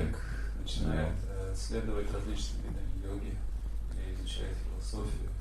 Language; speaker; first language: Russian; native; Russian